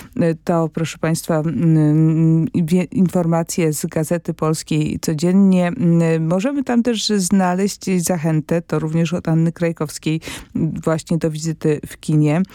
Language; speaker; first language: Polish; native; Polish